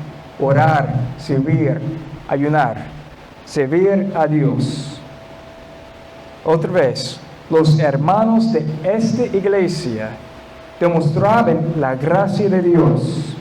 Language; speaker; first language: Spanish; non-native, fluent; English